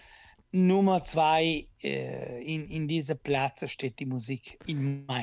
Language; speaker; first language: German; non-native, local second language; Italian